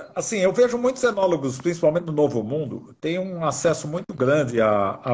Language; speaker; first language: Portuguese; native; Portuguese